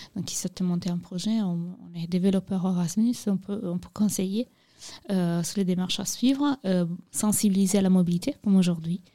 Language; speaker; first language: French; non-native, fluent; Italian